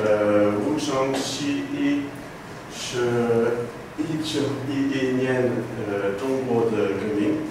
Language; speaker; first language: Chinese; non-native, learner; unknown